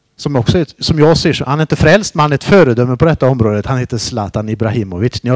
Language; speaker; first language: Swedish; native; Swedish